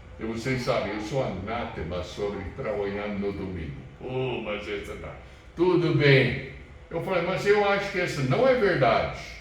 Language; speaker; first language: Portuguese; non-native, fluent; English